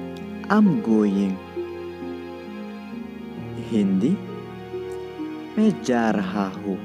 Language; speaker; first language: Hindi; non-native, local second language; Khasi